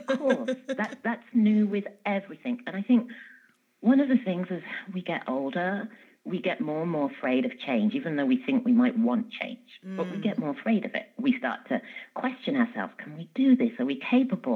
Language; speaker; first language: English; native; English